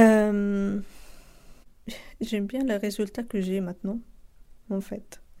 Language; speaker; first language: French; non-native, local second language; Arabic